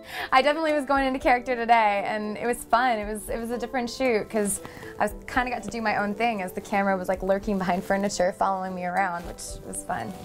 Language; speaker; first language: English; native; English